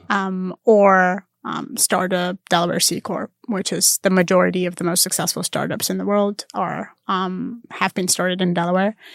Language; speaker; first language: English; non-native, fluent; Armenian